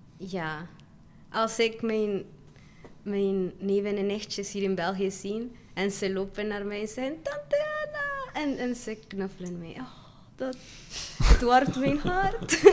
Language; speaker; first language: Dutch; non-native, fluent; Spanish